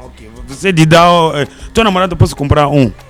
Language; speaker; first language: Portuguese; non-native, learner; Kinyarwanda